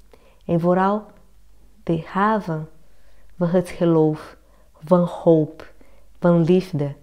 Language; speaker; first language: Dutch; non-native, learner; Portuguese